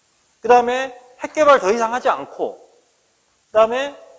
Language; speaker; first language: Korean; native; Korean